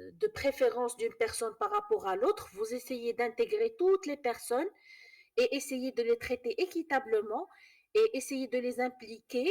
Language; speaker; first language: French; non-native, local second language; Arabic